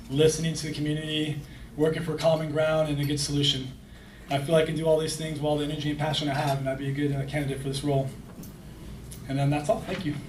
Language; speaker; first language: English; native; English